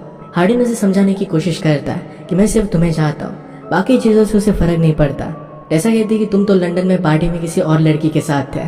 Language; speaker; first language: Hindi; native; Hindi